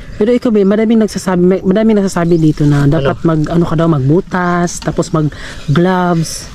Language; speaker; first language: Filipino; non-native, local second language; Cebuano